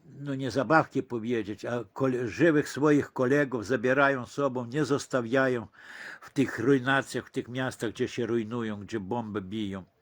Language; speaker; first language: Polish; early bilingual, heritage; Polish